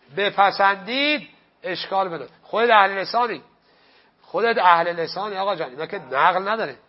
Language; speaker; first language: Persian; native; Persian